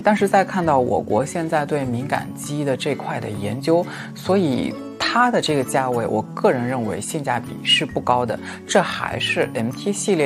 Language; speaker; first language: Chinese; native; Chinese